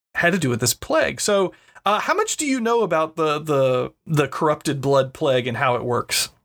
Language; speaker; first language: English; native; English